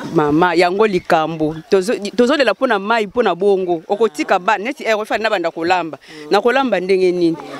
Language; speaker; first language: Lingala; native; Lingala